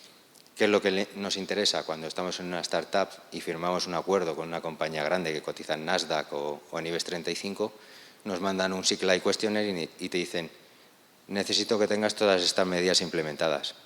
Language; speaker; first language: Spanish; native; Spanish